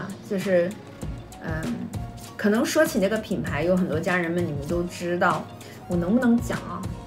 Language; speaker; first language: Chinese; native; Chinese